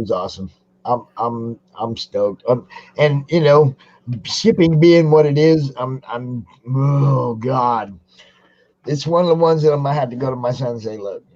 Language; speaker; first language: English; native; English